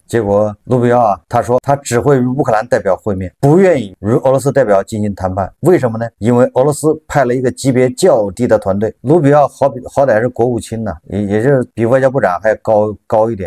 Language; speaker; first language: Chinese; native; Chinese